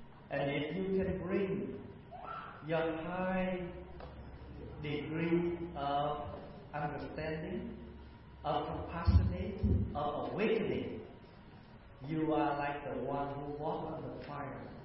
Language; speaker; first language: English; non-native, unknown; Vietnamese